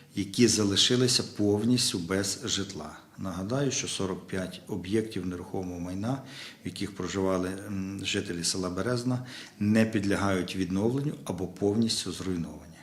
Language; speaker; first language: Ukrainian; native; Ukrainian